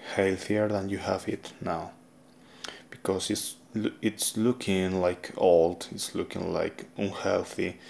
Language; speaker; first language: English; non-native, fluent; Spanish